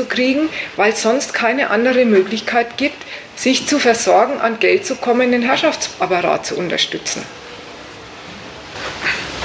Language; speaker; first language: German; native; German